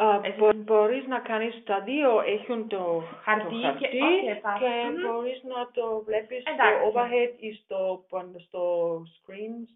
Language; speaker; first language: Greek; non-native, learner; German